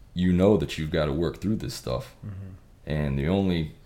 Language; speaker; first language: English; native; English